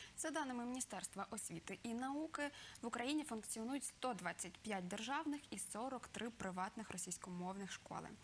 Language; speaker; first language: Ukrainian; native; Ukrainian